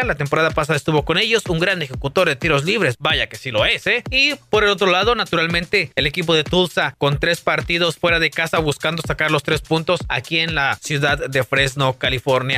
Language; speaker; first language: Spanish; native; Spanish